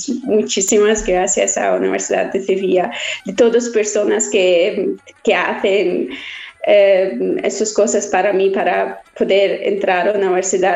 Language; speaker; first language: Spanish; non-native, learner; Persian